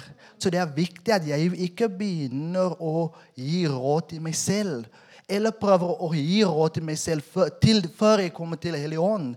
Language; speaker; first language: Norwegian; non-native, fluent; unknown